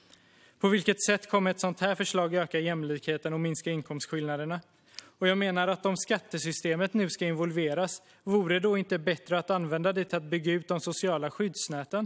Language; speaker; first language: Swedish; native; Swedish